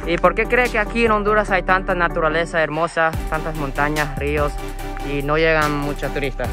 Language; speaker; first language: Spanish; non-native, fluent; Japanese